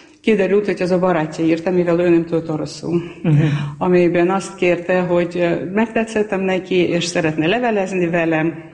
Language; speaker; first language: Hungarian; non-native, fluent; Armenian